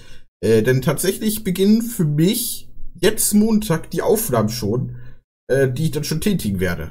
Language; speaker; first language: German; native; German